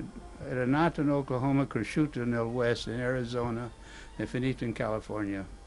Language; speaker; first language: Italian; non-native, fluent; English